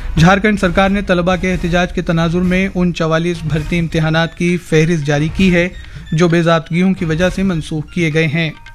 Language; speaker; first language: Urdu; native; Urdu